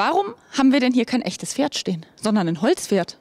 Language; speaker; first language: German; native; German